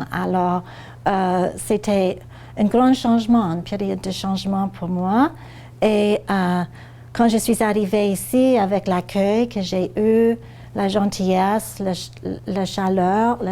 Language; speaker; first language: French; non-native, fluent; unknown